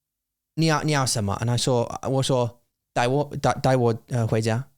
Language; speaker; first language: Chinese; non-native, learner; English